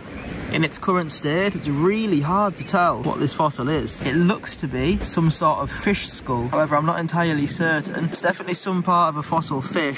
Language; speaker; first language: English; native; English